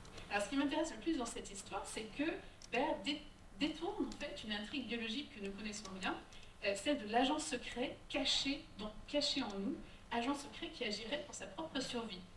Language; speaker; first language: French; native; French